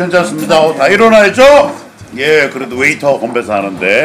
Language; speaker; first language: Korean; native; Korean